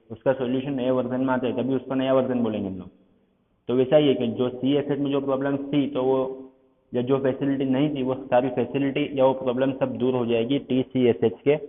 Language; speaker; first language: Hindi; non-native, local second language; Gujarati